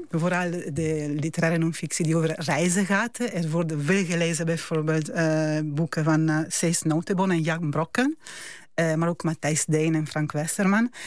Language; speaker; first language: Dutch; non-native, fluent; Italian